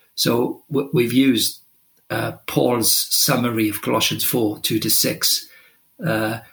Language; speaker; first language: English; non-native, local second language; Welsh